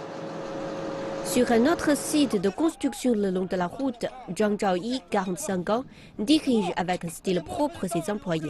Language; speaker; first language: French; non-native, fluent; Chinese